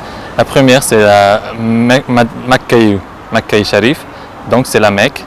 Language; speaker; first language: French; non-native, fluent; Uzbek